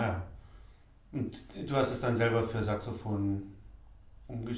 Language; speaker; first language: German; native; German